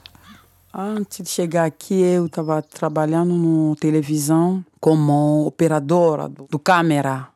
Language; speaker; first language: Portuguese; non-native, local second language; French